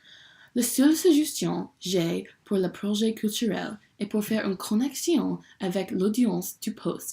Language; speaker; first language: French; non-native, learner; English